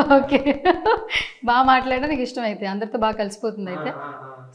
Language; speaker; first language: Telugu; native; Telugu